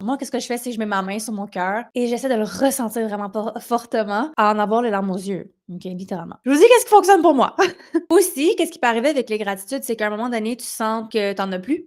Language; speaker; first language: French; native; French